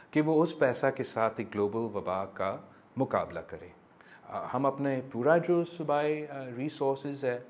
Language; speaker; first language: Urdu; non-native, local second language; English